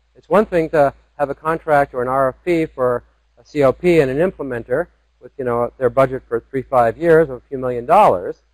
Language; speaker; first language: English; native; English